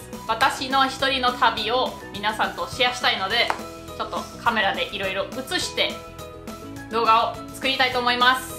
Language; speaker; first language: Japanese; non-native, fluent; German